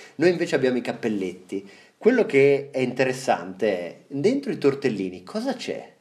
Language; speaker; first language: Italian; native; Italian